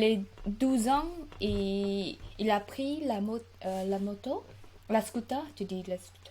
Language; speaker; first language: French; non-native, learner; Khmer